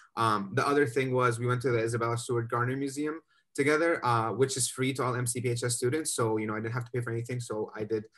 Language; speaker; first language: English; native; English